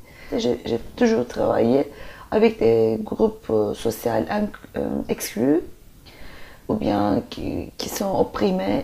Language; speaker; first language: French; non-native, fluent; Turkish